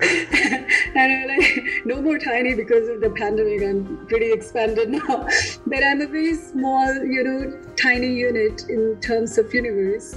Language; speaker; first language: English; non-native, local second language; Hindi